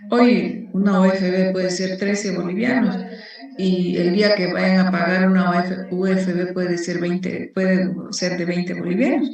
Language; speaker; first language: Spanish; native; Spanish